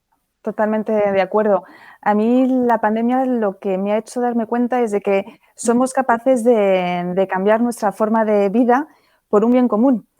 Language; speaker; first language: Spanish; native; Spanish